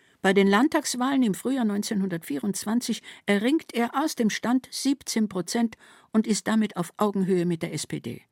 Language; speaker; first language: German; native; German